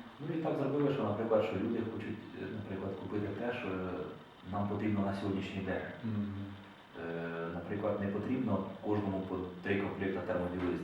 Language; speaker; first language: Ukrainian; native; Ukrainian